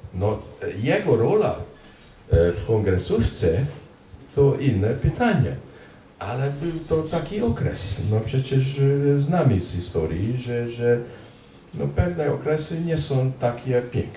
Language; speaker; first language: Polish; non-native, fluent; Hungarian